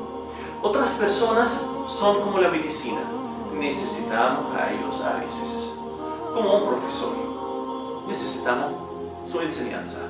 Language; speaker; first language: Spanish; non-native, fluent; Arabic